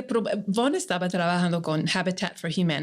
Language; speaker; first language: Spanish; non-native, fluent; English